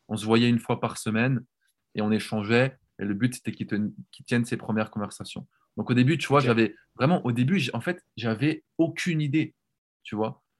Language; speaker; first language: French; native; French